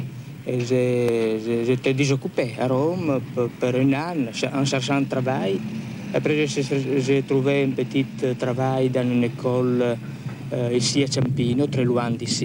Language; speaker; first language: French; non-native, fluent; Italian